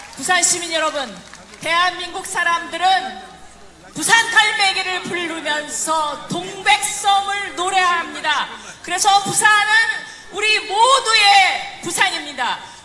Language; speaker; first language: Korean; native; Korean